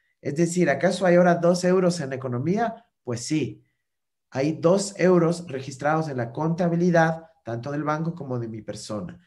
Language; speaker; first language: Spanish; native; Spanish